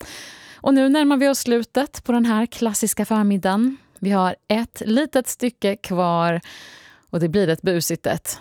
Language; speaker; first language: Swedish; native; Swedish